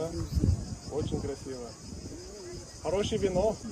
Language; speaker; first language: Russian; non-native, learner; Norwegian